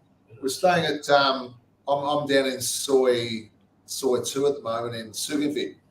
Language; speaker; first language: English; native; English